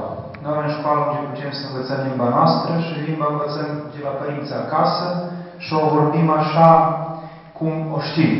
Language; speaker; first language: Romanian; early bilingual, heritage; Romanian